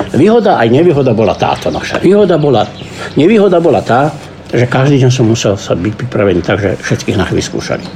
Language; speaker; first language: Slovak; early bilingual, heritage; Slovak